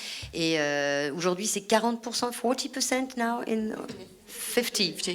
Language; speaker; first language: French; native; French